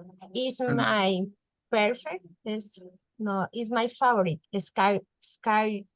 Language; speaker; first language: English; non-native, learner; Spanish